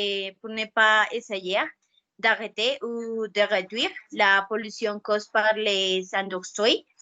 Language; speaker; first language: French; non-native, learner; Spanish